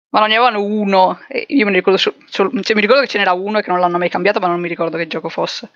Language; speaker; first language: Italian; native; Italian